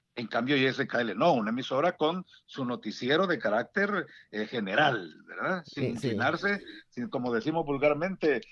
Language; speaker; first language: Spanish; native; Spanish